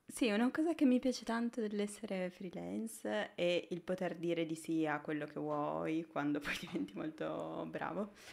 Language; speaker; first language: Italian; native; Italian